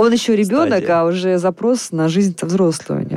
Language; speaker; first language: Russian; native; Russian